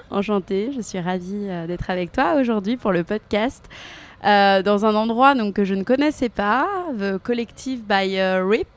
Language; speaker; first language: French; native; French